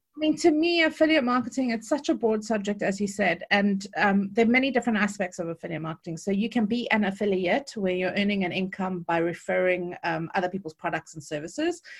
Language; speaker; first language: English; native; English